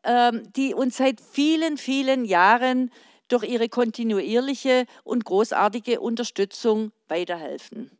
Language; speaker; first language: German; native; German